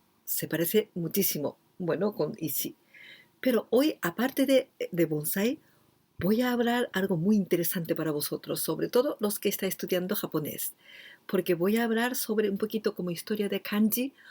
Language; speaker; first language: Spanish; non-native, fluent; Japanese